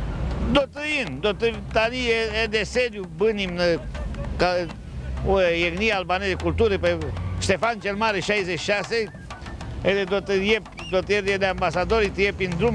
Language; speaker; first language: Albanian; early bilingual, heritage; Albanian